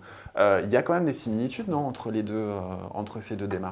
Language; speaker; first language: French; native; French